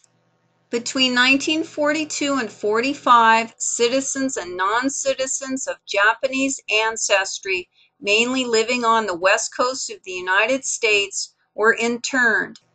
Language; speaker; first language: English; native; English